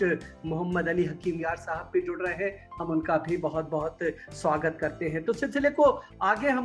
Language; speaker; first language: Hindi; native; Hindi